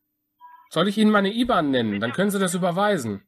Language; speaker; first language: German; native; German